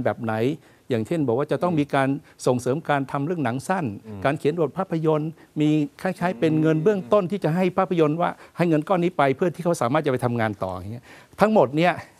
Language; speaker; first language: Thai; native; Thai